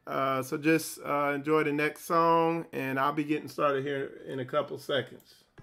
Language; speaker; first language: English; native; English